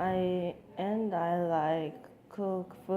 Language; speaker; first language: English; non-native, learner; Korean